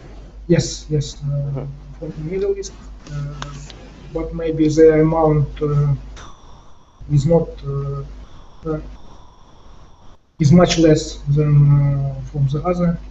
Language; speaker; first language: English; non-native, fluent; Ukrainian